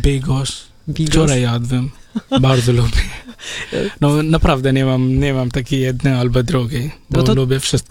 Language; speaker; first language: Polish; non-native, learner; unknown